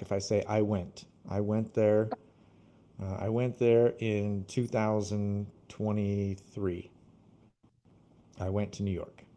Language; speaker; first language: English; non-native, fluent; Portuguese